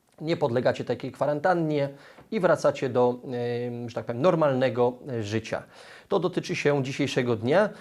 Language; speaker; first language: Polish; native; Polish